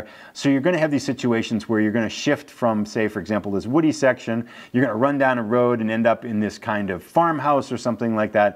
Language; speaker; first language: English; native; English